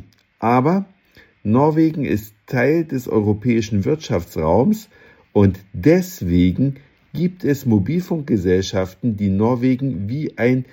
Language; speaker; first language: German; native; German